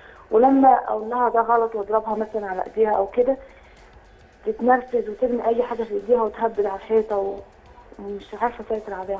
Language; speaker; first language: Arabic; native; Arabic